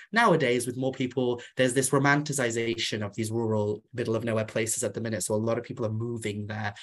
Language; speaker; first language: English; non-native, local second language; Welsh